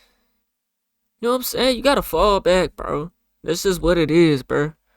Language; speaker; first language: English; native; English